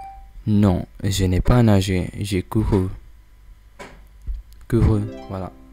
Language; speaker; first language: French; non-native, learner; English